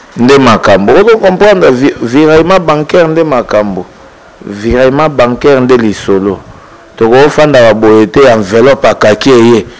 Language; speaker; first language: Lingala; native; Lingala